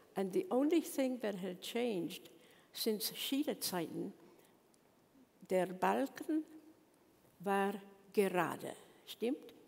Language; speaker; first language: German; non-native, learner; English